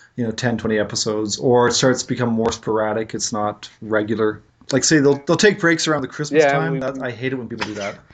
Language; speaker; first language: English; native; English